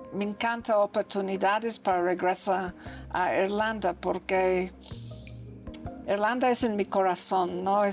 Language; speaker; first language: Spanish; non-native, learner; English